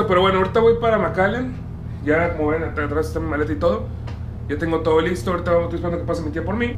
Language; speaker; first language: Spanish; native; Spanish